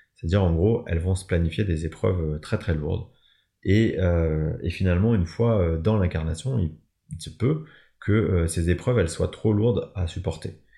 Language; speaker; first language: French; native; French